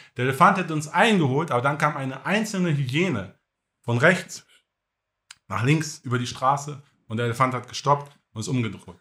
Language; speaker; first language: German; native; German